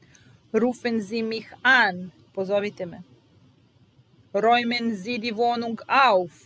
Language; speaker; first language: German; non-native, fluent; Serbian